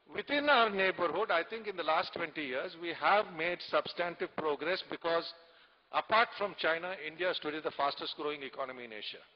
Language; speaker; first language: English; non-native, local second language; Tamil